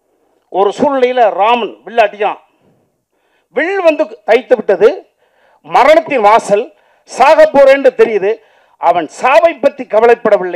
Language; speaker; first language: Tamil; native; Tamil